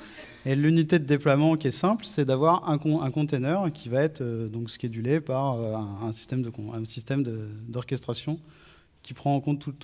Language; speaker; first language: French; native; French